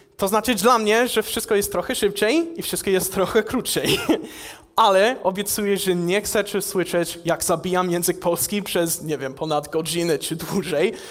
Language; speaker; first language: Polish; non-native, fluent; English